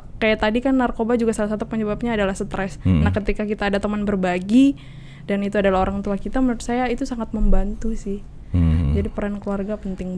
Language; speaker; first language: Indonesian; native; Indonesian